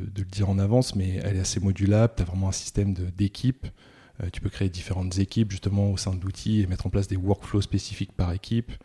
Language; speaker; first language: French; native; French